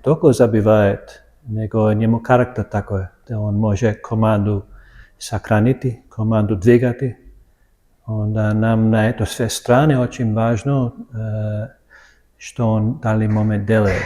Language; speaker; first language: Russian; non-native, learner; Serbian